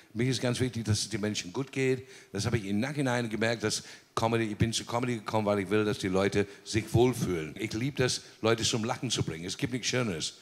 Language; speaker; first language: German; non-native, fluent; English